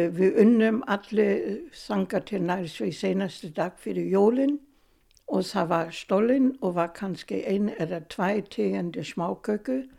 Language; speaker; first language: Icelandic; non-native, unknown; German